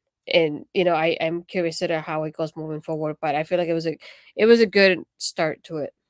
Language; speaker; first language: English; native; English